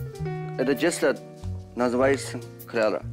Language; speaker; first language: Russian; non-native, learner; Chinese